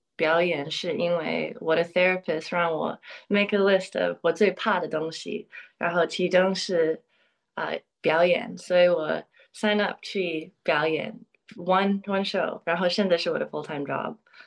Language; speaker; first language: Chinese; early bilingual, other home language; English